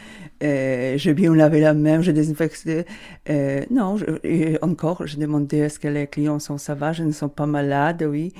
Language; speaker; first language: French; non-native, learner; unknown